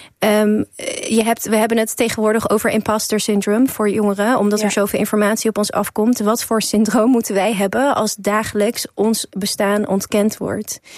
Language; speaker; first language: Dutch; early bilingual, other home language; Persian